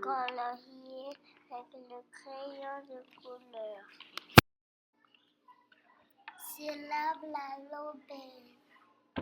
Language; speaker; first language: French; non-native, learner; Portuguese